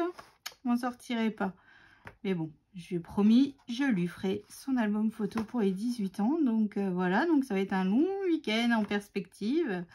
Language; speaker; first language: French; native; French